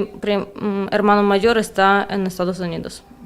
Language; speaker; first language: Spanish; non-native, learner; Russian